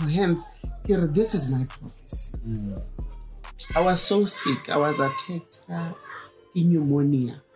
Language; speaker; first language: English; non-native, local second language; Southern Sotho